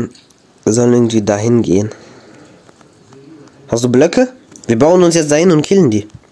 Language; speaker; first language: German; native; German